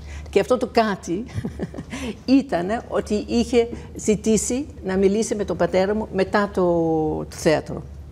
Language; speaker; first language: Greek; non-native, fluent; Danish